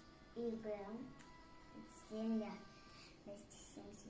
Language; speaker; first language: Russian; non-native, local second language; Kazakh